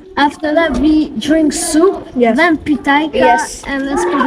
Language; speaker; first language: English; non-native, learner; Albanian